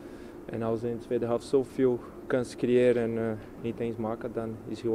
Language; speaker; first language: Dutch; non-native, fluent; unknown